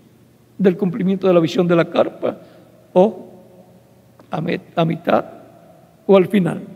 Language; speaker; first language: Spanish; native; Spanish